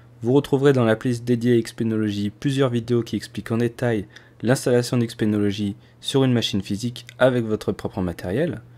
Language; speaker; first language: French; native; French